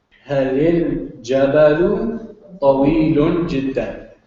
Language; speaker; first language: Arabic; non-native, fluent; English